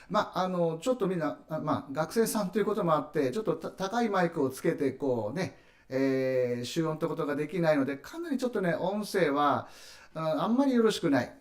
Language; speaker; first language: Japanese; native; Japanese